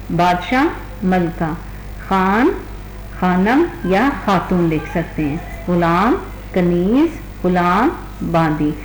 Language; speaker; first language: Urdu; native; Urdu